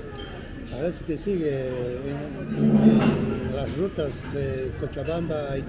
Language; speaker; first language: Spanish; native; Spanish